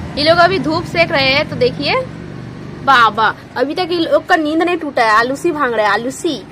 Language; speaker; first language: Hindi; non-native, local second language; Bangla